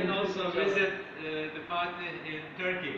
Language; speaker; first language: English; non-native, fluent; Turkish